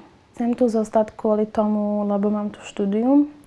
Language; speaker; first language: Slovak; non-native, learner; Somali